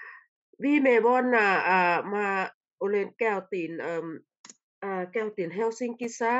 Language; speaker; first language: Finnish; non-native, learner; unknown